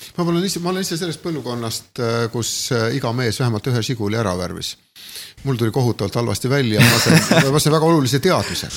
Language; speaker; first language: Estonian; native; Estonian